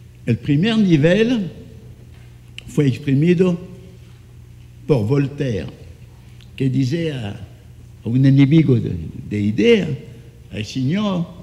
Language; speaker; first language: Spanish; non-native, fluent; French